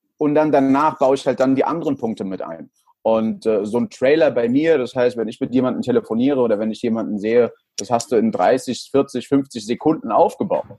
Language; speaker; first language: German; native; German